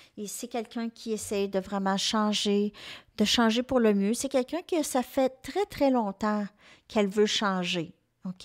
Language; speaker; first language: French; native; French